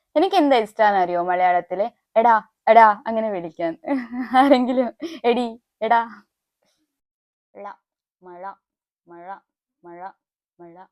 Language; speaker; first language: Malayalam; non-native, learner; Tulu